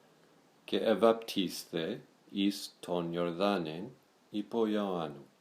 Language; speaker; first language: Greek; non-native, learner; English